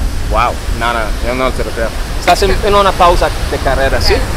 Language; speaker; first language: Spanish; non-native, fluent; English